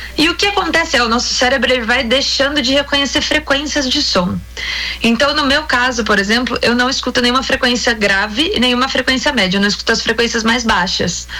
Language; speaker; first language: Portuguese; native; Portuguese